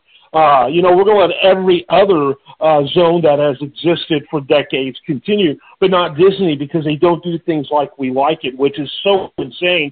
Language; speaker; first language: English; native; English